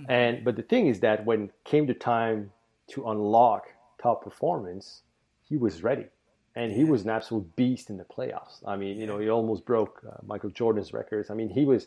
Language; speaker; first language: English; non-native, fluent; French